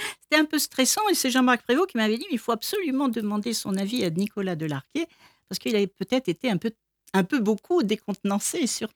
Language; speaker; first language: French; native; French